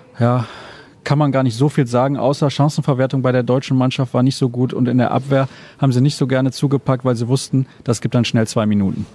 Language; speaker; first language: German; native; German